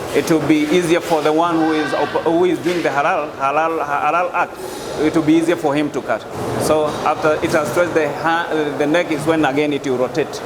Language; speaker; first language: English; non-native, local second language; Swahili